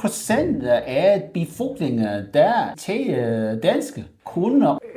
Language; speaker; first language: Danish; non-native, learner; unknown